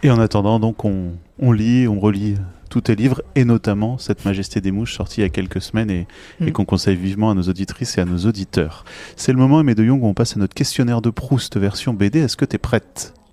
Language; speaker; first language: French; native; French